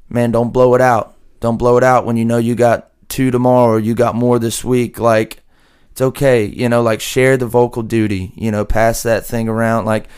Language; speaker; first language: English; native; English